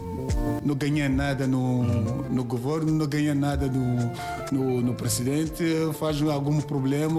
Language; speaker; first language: Portuguese; non-native, learner; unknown